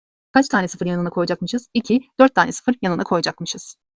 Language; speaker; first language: Turkish; native; Turkish